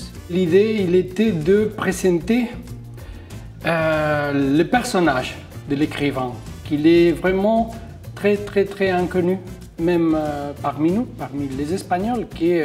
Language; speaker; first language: French; non-native, fluent; Spanish